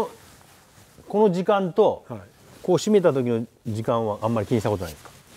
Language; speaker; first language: Japanese; native; Japanese